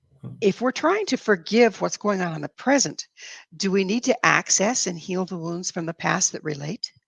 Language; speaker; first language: English; native; English